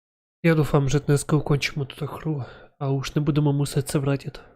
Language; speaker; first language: Czech; non-native, learner; Ukrainian